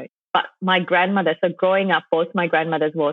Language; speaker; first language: English; non-native, local second language; Tamil